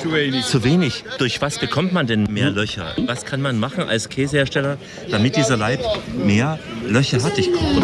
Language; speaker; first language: German; native; German